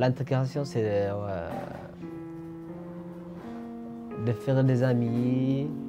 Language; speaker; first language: French; non-native, fluent; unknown